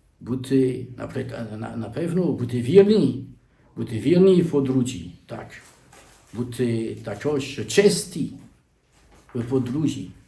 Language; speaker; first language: Ukrainian; non-native, learner; French